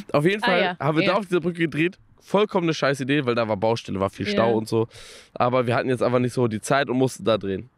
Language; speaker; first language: German; native; German